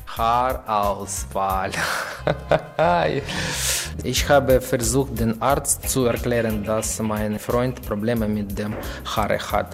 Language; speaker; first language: German; non-native, learner; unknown